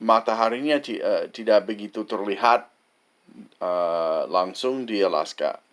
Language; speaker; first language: Indonesian; non-native, fluent; English